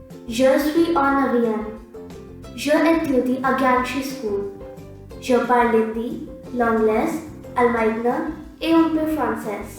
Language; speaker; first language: French; non-native, learner; Hindi